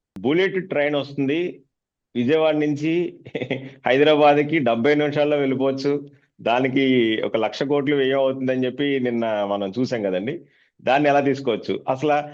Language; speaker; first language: Telugu; native; Telugu